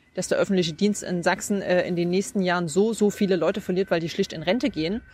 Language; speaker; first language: German; native; German